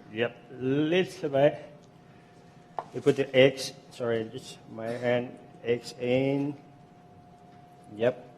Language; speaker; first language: English; non-native, fluent; Thai